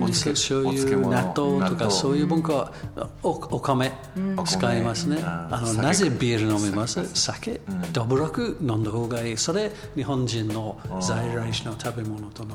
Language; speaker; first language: Japanese; non-native, learner; English